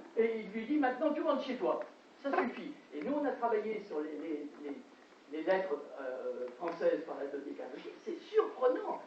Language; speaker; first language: French; native; French